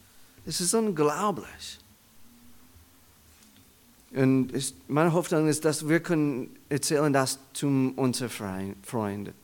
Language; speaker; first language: German; non-native, learner; English